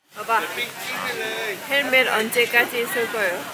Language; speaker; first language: Korean; non-native, learner; Thai